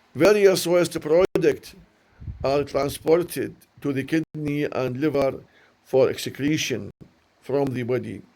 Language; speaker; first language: English; non-native, learner; Arabic